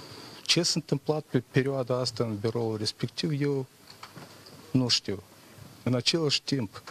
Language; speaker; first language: Romanian; non-native, local second language; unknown